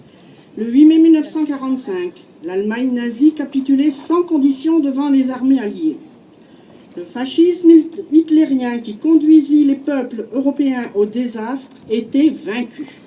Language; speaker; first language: French; native; French